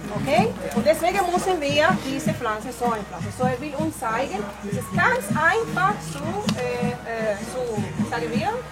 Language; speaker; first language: German; non-native, fluent; French